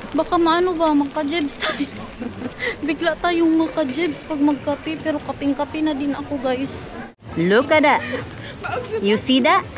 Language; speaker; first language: Filipino; non-native, local second language; Cebuano